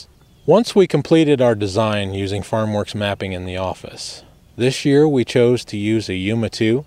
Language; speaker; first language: English; native; English